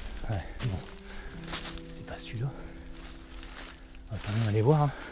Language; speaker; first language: French; native; French